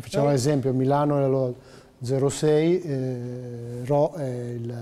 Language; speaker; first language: Italian; native; Italian